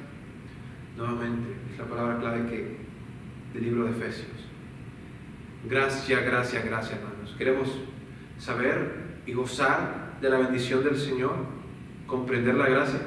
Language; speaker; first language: Spanish; native; Spanish